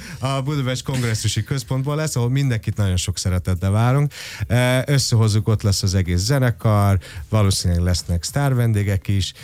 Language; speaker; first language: Hungarian; early bilingual, heritage; Hungarian